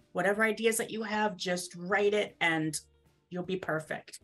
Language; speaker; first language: English; native; English